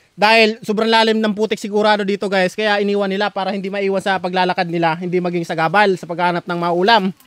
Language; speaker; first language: Filipino; non-native, local second language; Bikol